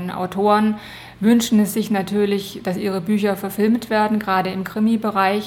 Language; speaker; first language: German; native; German